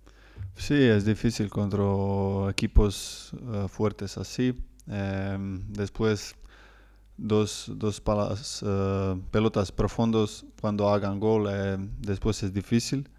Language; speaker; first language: Spanish; non-native, learner; Croatian